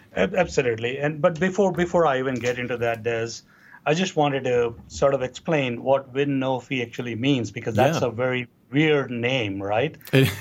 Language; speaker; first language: English; non-native, local second language; Hindi